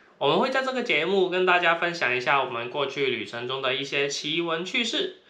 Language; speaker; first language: Chinese; non-native, local second language; Cantonese